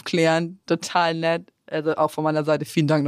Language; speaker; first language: German; native; German